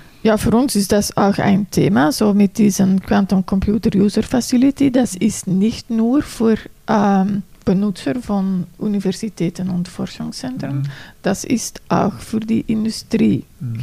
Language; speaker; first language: German; non-native, fluent; Dutch